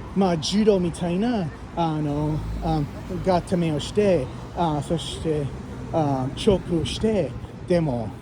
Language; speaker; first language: Japanese; non-native, learner; English